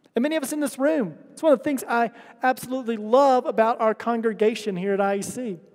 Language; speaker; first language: English; native; English